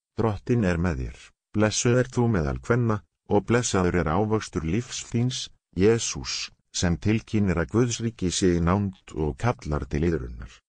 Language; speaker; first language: Icelandic; non-native, learner; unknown